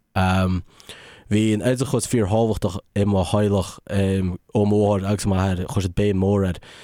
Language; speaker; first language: Irish; native; Irish